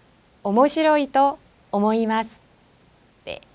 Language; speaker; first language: Japanese; non-native, fluent; Korean